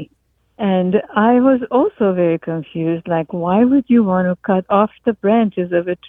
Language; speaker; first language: English; non-native, fluent; Hungarian